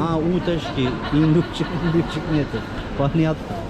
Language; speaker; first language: Russian; non-native, learner; Turkish